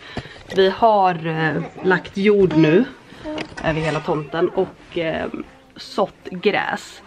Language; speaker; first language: Swedish; native; Swedish